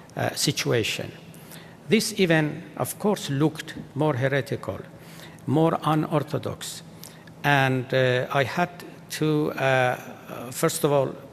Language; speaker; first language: English; non-native, fluent; Persian